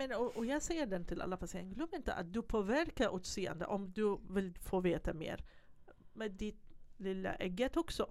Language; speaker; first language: Swedish; non-native, fluent; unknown